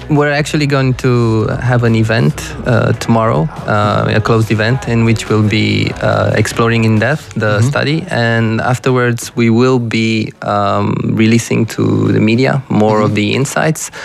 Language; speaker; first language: English; non-native, fluent; Romanian